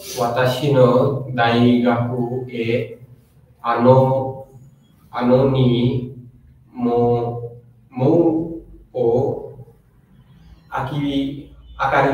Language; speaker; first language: Japanese; non-native, learner; Bangla